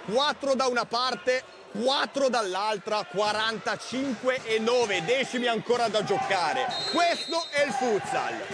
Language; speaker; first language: Italian; native; Italian